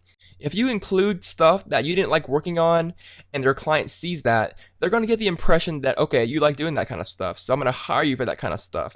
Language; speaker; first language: English; native; English